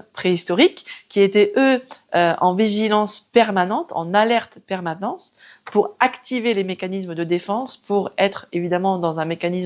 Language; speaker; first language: French; native; French